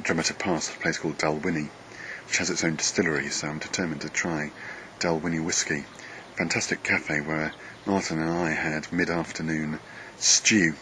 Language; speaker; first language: English; native; English